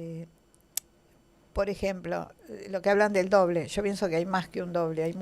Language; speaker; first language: Spanish; native; Spanish